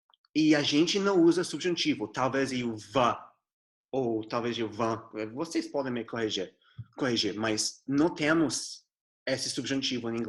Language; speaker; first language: Portuguese; non-native, fluent; English